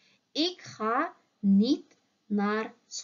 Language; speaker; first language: Dutch; non-native, learner; Uyghur